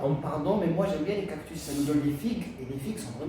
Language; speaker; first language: French; native; French